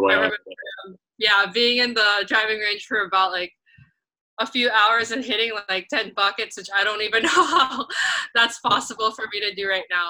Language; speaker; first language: English; non-native, local second language; Filipino